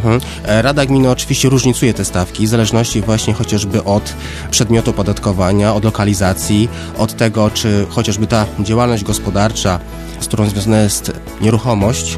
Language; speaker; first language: Polish; native; Polish